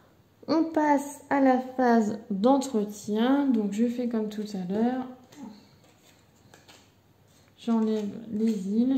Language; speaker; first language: French; native; French